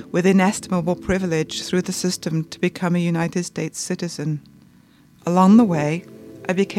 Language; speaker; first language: English; native; English